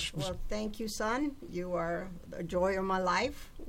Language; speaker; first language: English; early bilingual, other home language; Italian